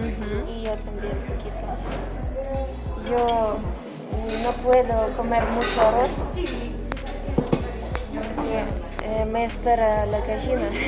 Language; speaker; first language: Spanish; non-native, learner; Ukrainian